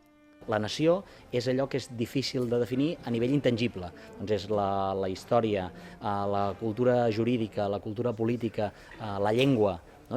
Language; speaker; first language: Catalan; native; Catalan